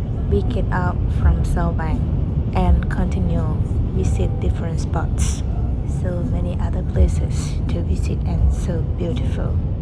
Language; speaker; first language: English; non-native, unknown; Thai